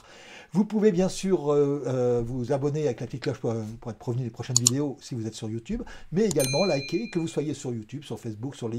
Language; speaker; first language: French; native; French